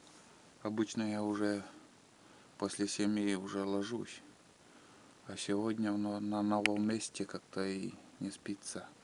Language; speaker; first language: Russian; native; Russian